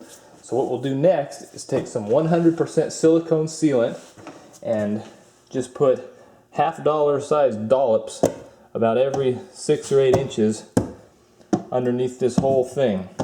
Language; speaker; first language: English; native; English